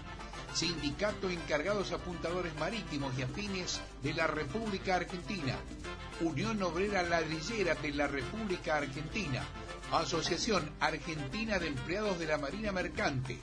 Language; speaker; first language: Spanish; native; Spanish